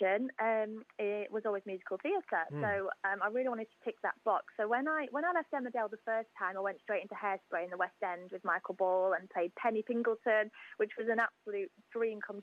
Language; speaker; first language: English; native; English